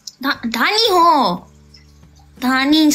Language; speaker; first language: Nepali; non-native, learner; Hindi